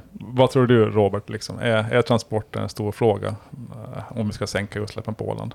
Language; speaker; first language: Swedish; native; Swedish